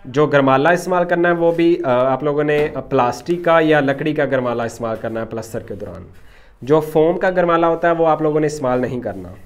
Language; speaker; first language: Urdu; non-native, local second language; Punjabi